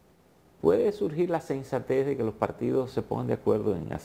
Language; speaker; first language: Spanish; native; Spanish